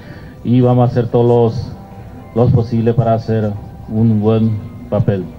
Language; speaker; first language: Spanish; non-native, local second language; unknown